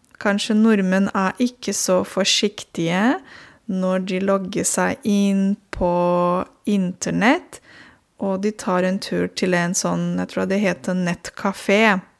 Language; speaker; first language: Norwegian; non-native, fluent; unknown